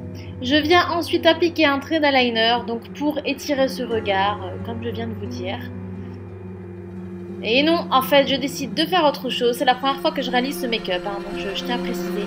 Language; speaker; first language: French; native; French